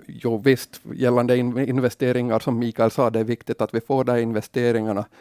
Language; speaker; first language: Swedish; native; Swedish